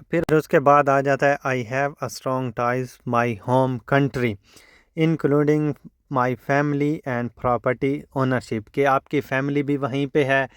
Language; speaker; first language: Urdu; non-native, local second language; Saraiki